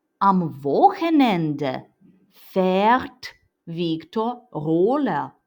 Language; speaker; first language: German; non-native, fluent; Ukrainian